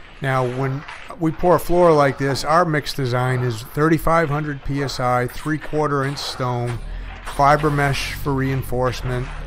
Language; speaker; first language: English; native; English